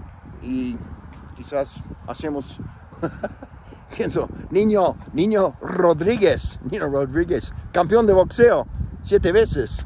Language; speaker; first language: Spanish; non-native, fluent; English